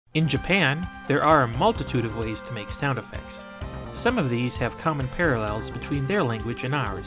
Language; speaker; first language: English; native; English